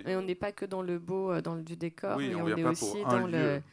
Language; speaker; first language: French; non-native, local second language; Arabic